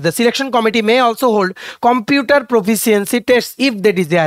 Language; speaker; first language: English; non-native, local second language; Bangla